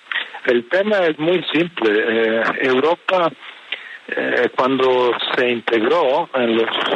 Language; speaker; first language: Spanish; non-native, fluent; Italian